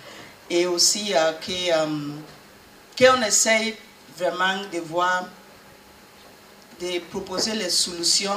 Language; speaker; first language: French; non-native, learner; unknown